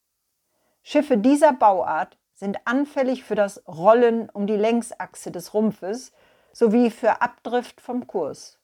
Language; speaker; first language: German; native; German